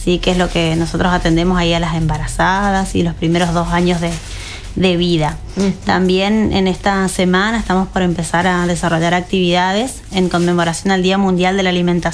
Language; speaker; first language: Spanish; native; Spanish